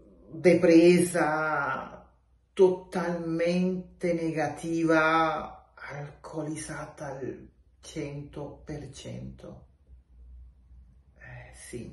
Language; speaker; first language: Italian; non-native, local second language; Spanish